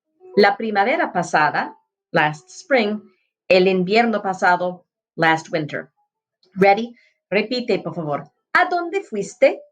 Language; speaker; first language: Spanish; non-native, fluent; English